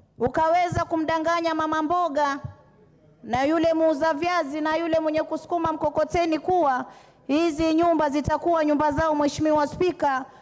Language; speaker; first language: Swahili; native; Swahili